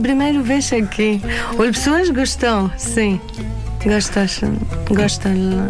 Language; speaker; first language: Portuguese; non-native, learner; Arabic